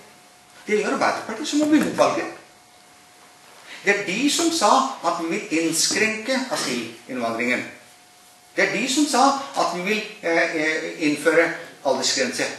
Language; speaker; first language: Norwegian; non-native, fluent; Urdu